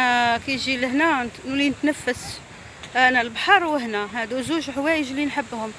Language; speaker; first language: Arabic; native; Arabic